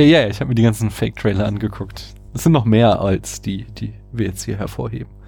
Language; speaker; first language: German; native; German